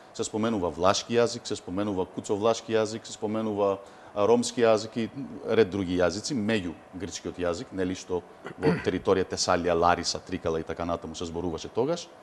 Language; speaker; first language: Macedonian; early bilingual, heritage; Macedonian